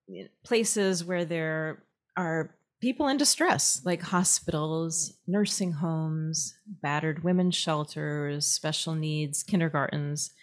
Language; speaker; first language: English; native; English